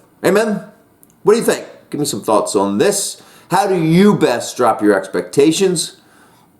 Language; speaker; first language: English; native; English